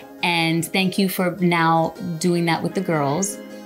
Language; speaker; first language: English; early bilingual, other home language; Spanish